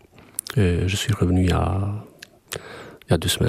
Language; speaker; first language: French; non-native, fluent; Albanian